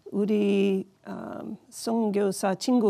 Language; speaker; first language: Korean; non-native, learner; English